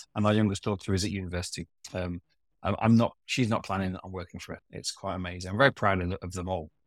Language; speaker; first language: English; native; English